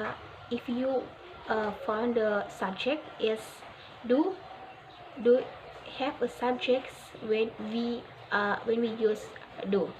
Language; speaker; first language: English; non-native, learner; Indonesian